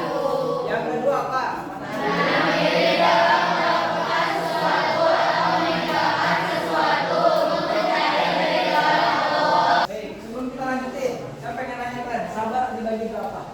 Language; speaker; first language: Indonesian; native; Indonesian